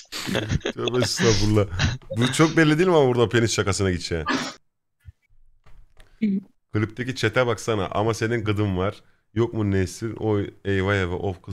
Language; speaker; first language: Turkish; native; Turkish